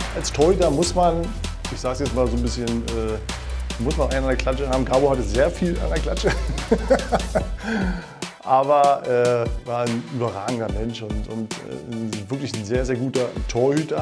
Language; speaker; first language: German; native; German